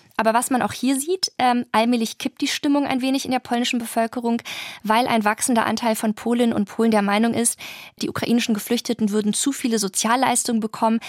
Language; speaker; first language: German; early bilingual, other home language; Polish